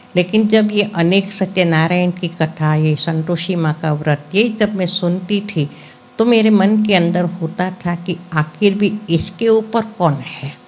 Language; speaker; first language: Hindi; non-native, local second language; Gujarati